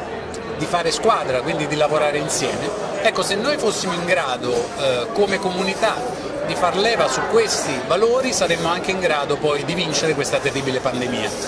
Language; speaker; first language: Italian; native; Italian